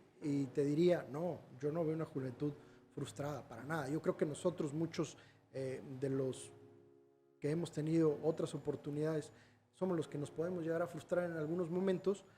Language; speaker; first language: Spanish; native; Spanish